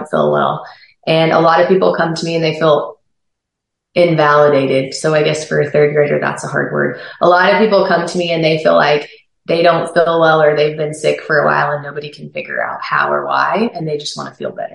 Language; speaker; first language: English; native; English